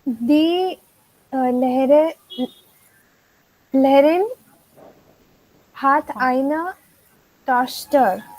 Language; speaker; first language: German; non-native, learner; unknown